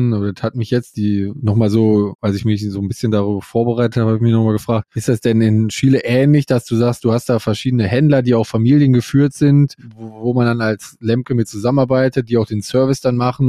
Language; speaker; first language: German; native; German